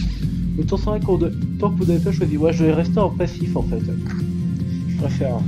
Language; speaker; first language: French; native; French